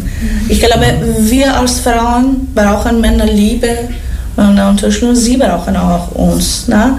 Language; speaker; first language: German; non-native, learner; Persian